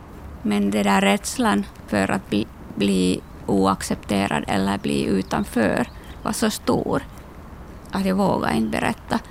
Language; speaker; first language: Swedish; non-native, local second language; Finnish